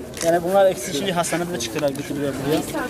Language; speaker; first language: Turkish; non-native, learner; Tajik